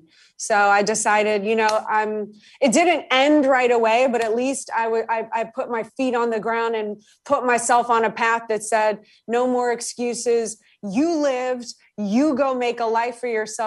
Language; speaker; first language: English; native; English